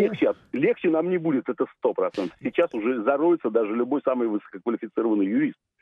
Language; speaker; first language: Russian; native; Russian